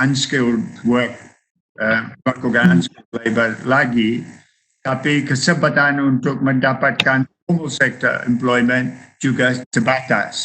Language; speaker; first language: Indonesian; non-native, fluent; English